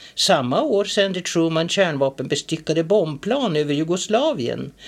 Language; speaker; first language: Swedish; native; Swedish